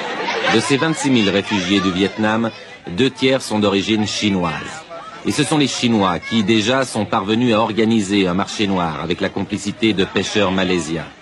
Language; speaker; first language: French; native; French